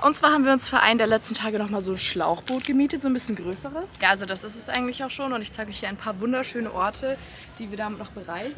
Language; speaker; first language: German; native; German